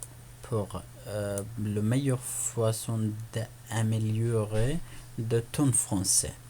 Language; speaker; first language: French; non-native, fluent; Persian